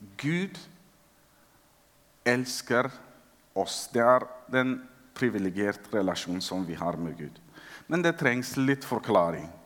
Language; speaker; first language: Norwegian; non-native, fluent; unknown